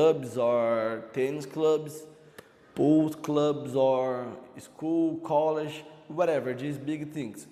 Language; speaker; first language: English; non-native, learner; Portuguese